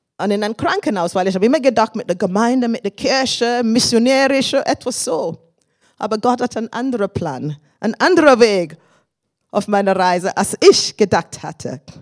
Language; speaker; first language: German; non-native, fluent; English